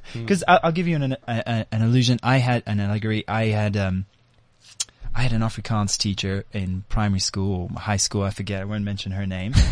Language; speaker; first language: English; native; English